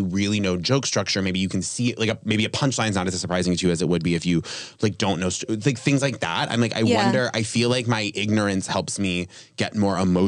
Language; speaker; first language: English; native; English